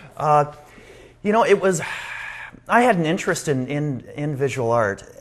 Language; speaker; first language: English; native; English